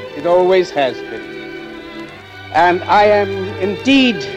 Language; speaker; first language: English; native; English